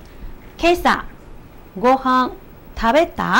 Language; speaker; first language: Japanese; non-native, fluent; Chinese